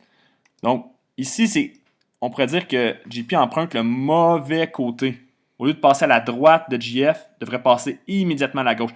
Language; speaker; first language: French; native; French